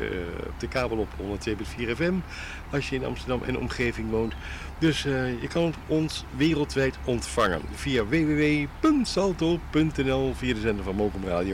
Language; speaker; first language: Dutch; native; Dutch